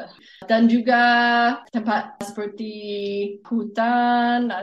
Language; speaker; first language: Indonesian; non-native, fluent; English